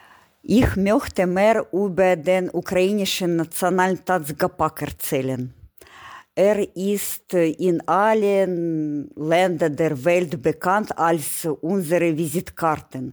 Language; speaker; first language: German; non-native, learner; Ukrainian